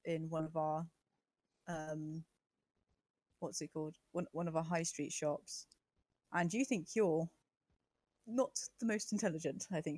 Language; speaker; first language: English; native; English